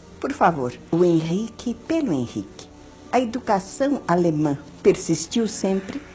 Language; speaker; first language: Portuguese; native; Portuguese